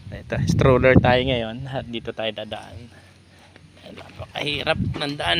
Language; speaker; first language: Filipino; native; Filipino